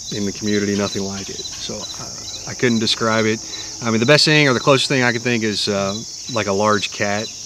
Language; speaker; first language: English; native; English